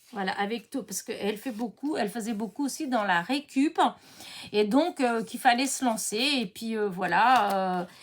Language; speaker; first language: French; early bilingual, other home language; Portuguese